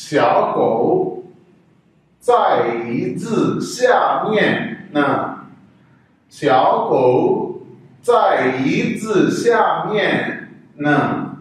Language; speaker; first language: Chinese; non-native, fluent; Urdu